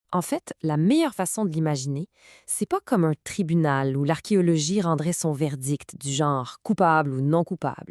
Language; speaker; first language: French; native; French